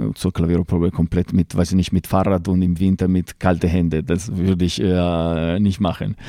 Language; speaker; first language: German; non-native, fluent; Italian